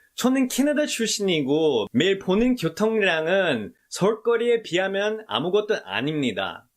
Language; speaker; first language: Korean; non-native, fluent; English